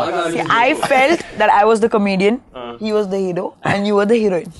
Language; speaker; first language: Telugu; non-native, learner; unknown